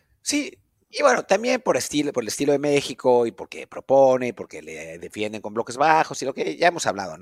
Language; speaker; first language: Spanish; native; Spanish